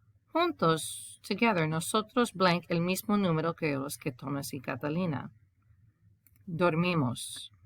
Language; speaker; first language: Spanish; non-native, fluent; English